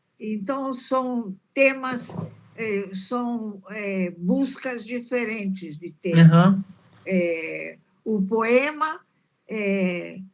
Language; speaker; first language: Portuguese; early bilingual, other home language; Italian